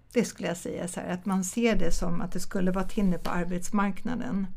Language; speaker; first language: Swedish; early bilingual, other home language; German